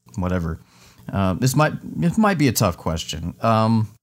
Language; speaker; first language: English; native; English